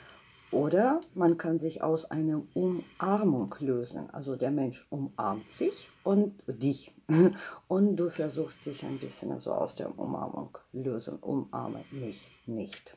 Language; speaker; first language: German; non-native, fluent; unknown